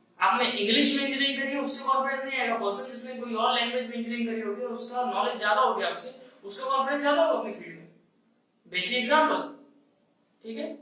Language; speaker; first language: Hindi; native; Hindi